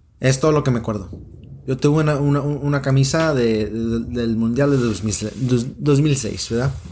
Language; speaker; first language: Spanish; early bilingual, heritage; Spanish